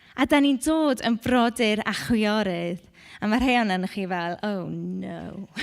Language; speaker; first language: Welsh; non-native, local second language; English